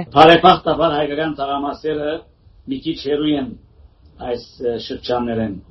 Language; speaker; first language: Armenian; early bilingual, heritage; Armenian